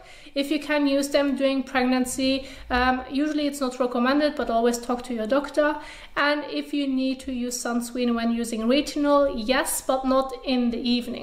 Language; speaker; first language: English; non-native, fluent; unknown